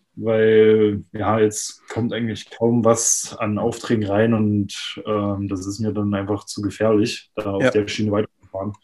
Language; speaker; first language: German; native; German